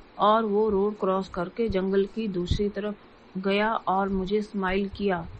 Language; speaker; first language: Hindi; native; Hindi